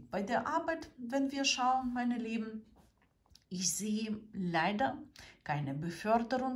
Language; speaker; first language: German; non-native, fluent; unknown